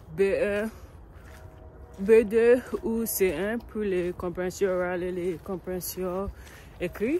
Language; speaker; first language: French; non-native, learner; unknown